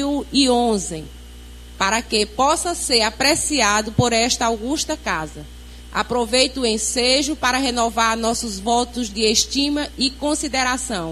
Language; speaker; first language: Portuguese; native; Portuguese